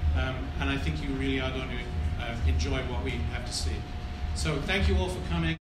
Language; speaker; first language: English; native; English